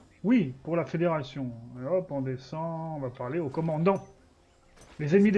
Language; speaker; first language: French; native; French